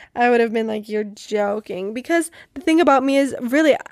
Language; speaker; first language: English; non-native, fluent; Czech